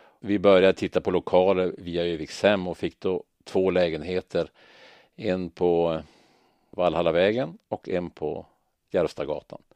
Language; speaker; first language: Swedish; native; Swedish